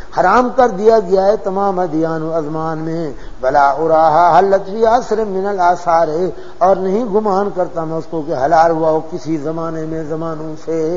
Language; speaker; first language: Urdu; non-native, local second language; Punjabi